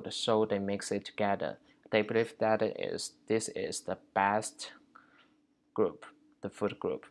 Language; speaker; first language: English; non-native, learner; Chinese